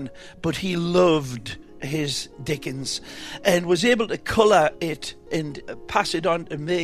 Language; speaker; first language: English; native; English